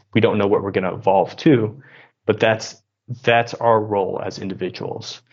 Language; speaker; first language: English; native; English